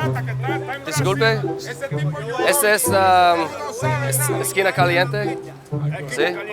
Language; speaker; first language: Spanish; non-native, learner; English